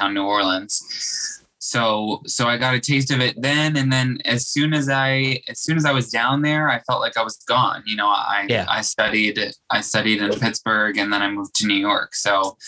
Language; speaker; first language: English; native; English